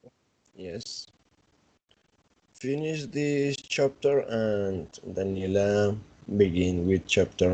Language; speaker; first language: English; non-native, learner; Spanish